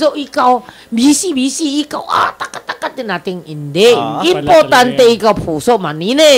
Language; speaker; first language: Filipino; non-native, learner; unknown